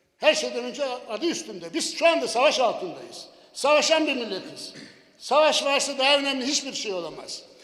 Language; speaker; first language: Turkish; native; Turkish